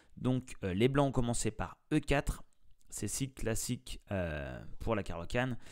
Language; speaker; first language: French; native; French